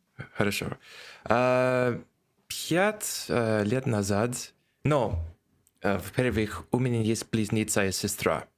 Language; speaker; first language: Russian; non-native, learner; English